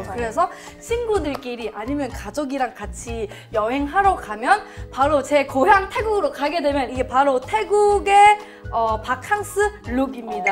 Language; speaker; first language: Korean; non-native, fluent; Thai